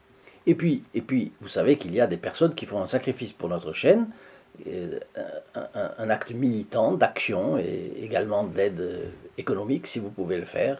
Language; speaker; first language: French; native; French